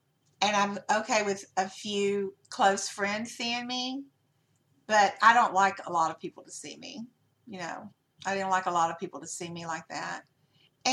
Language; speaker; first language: English; native; English